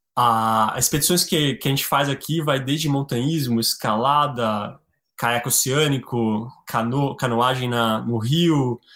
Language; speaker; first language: Portuguese; native; Portuguese